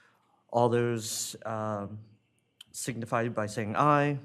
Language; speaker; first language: English; native; English